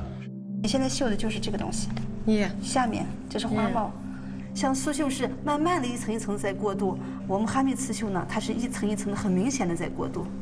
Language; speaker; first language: Chinese; native; Chinese